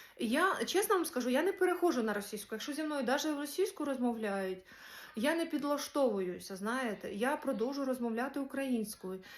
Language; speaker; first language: Ukrainian; non-native, local second language; Russian